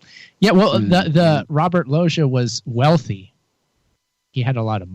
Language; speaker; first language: English; native; English